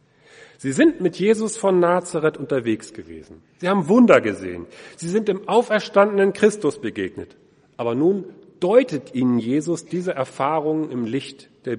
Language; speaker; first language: German; native; German